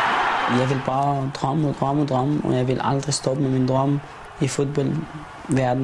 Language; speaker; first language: Danish; non-native, fluent; Arabic